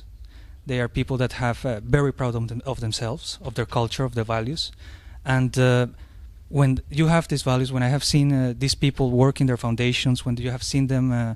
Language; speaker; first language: English; non-native, fluent; Spanish